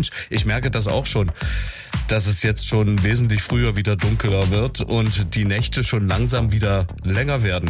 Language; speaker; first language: German; native; German